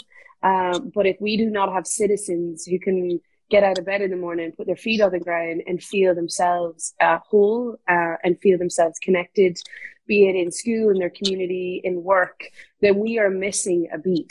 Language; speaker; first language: English; native; English